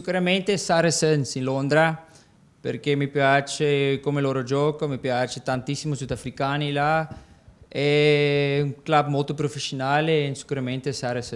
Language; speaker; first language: Italian; non-native, learner; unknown